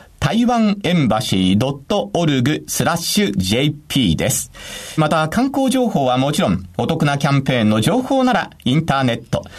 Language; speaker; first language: Japanese; native; Japanese